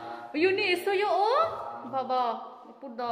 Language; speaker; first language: Korean; non-native, learner; Filipino